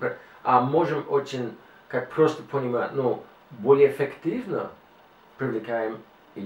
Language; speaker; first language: Russian; non-native, fluent; English